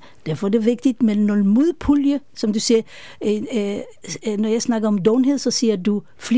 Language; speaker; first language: Danish; non-native, fluent; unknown